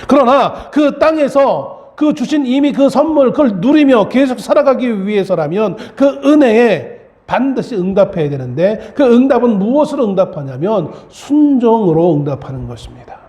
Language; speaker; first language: Korean; native; Korean